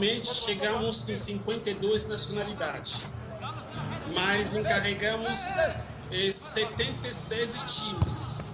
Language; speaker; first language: Portuguese; non-native, fluent; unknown